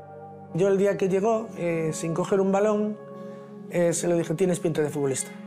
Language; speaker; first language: Spanish; native; Spanish